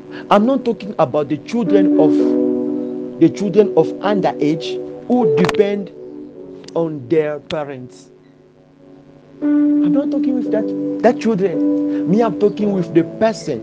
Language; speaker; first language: English; non-native, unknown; Lingala